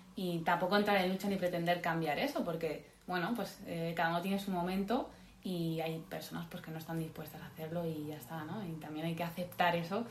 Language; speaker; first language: Spanish; native; Spanish